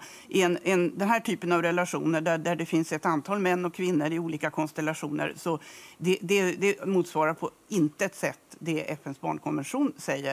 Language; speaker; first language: Swedish; native; Swedish